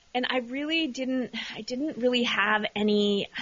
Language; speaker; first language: English; native; English